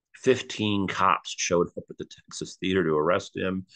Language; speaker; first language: English; native; English